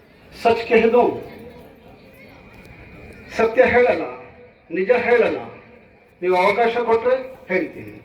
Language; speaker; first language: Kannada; non-native, fluent; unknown